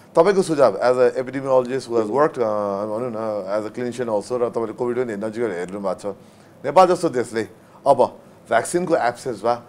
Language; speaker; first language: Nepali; native; Nepali